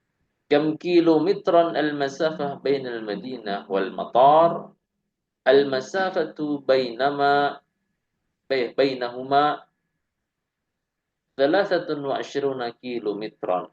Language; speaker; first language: Arabic; non-native, fluent; Indonesian